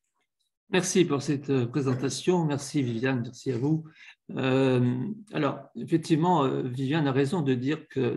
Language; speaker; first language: French; native; French